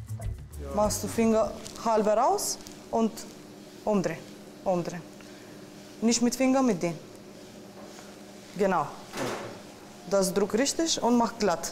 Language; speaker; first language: German; non-native, learner; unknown